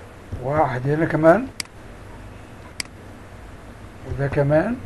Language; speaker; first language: Arabic; native; Arabic